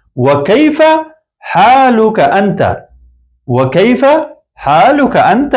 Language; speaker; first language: Arabic; non-native, fluent; Persian